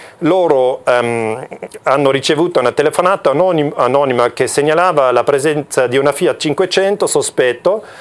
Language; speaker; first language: Italian; non-native, local second language; German